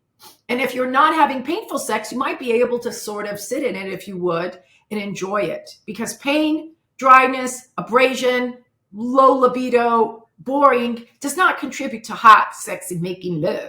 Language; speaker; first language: English; native; English